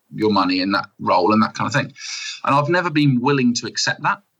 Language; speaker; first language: English; native; English